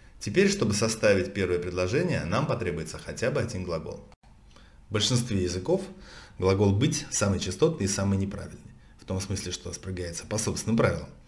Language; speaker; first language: Russian; native; Russian